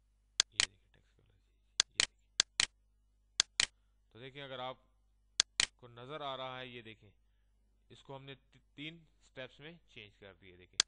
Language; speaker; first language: Urdu; native; Urdu